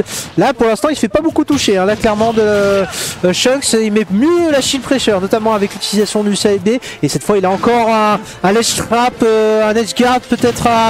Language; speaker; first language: French; native; French